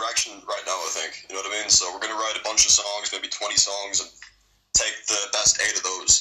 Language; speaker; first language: English; native; English